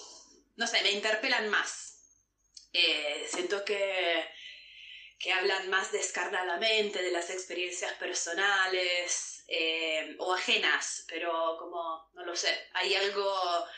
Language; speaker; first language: Spanish; non-native, fluent; Italian